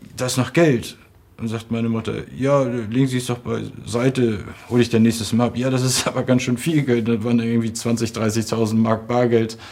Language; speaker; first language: German; native; German